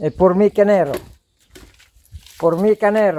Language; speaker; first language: Italian; non-native, learner; Filipino